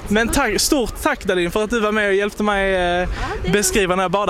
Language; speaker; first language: Swedish; native; Swedish